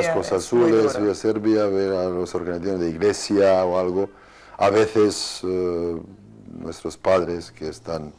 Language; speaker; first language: Spanish; non-native, fluent; Bosnian